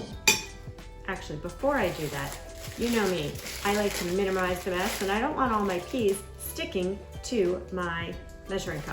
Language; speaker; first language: English; native; English